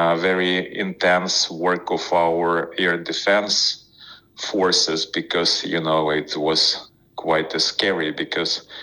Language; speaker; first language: English; non-native, fluent; Ukrainian